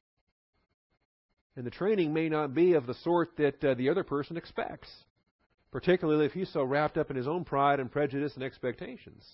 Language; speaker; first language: English; native; English